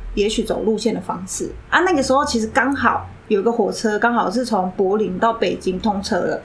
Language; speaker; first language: Chinese; native; Chinese